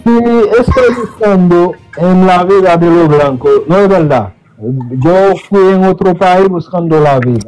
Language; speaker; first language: Spanish; non-native, fluent; Haitian Creole